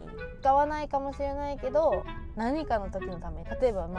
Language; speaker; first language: Japanese; native; Japanese